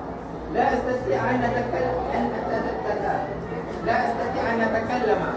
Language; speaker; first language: Arabic; non-native, fluent; Malay